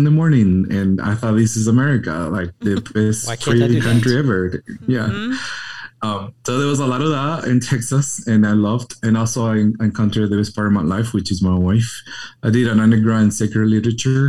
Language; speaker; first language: English; non-native, fluent; Spanish